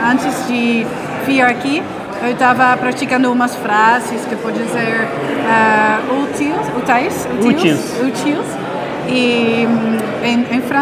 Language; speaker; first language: Portuguese; non-native, learner; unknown